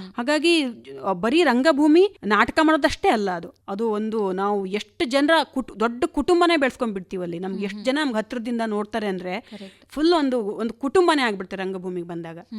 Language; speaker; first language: Kannada; non-native, local second language; Konkani